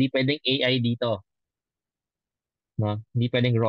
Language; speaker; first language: Filipino; native; Filipino